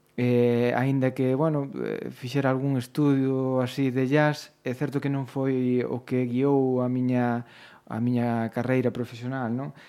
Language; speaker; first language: Galician; native; Galician